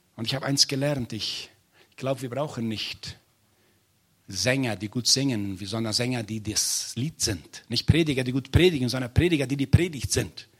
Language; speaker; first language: German; non-native, fluent; Portuguese